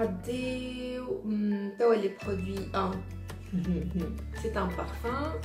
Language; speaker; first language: Arabic; native; Arabic